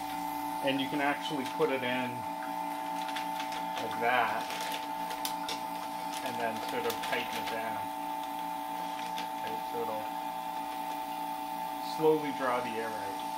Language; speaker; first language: English; native; English